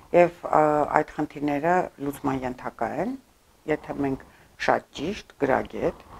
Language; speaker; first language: Armenian; early bilingual, heritage; Armenian